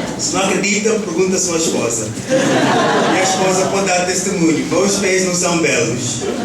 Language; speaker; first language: Portuguese; early bilingual, heritage; Portuguese